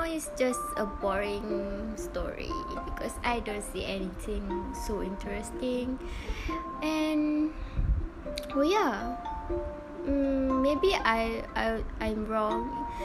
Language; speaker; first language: English; non-native, learner; Malay